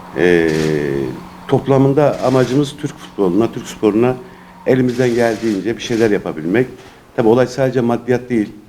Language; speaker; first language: Turkish; native; Turkish